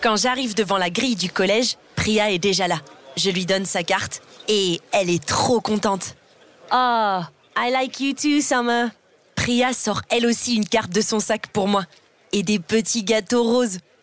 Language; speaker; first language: French; native; French